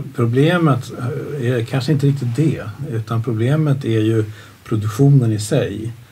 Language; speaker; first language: Swedish; native; Swedish